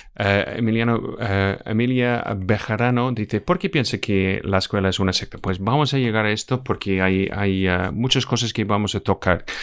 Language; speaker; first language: Spanish; non-native, fluent; English